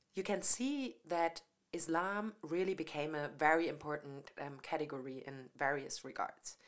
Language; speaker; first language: English; non-native, fluent; German